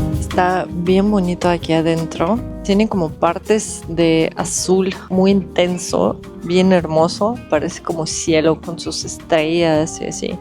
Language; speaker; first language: Spanish; non-native, fluent; Russian